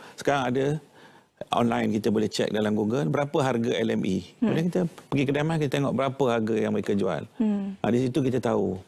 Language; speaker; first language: Malay; native; Malay